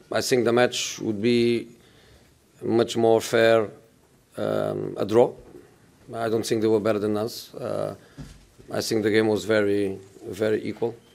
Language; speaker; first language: English; non-native, fluent; Portuguese